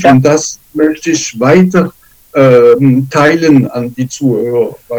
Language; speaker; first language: German; non-native, fluent; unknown